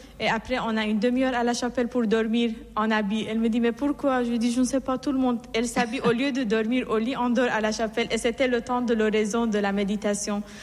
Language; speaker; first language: French; non-native, fluent; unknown